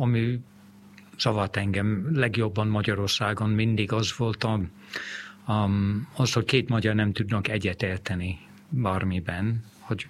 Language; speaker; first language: Hungarian; early bilingual, heritage; English